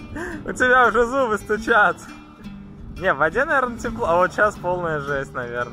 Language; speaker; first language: Russian; native; Russian